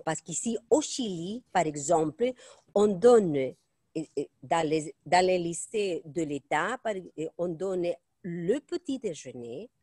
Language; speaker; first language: French; non-native, fluent; Spanish